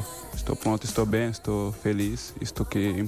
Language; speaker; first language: Spanish; non-native, learner; Portuguese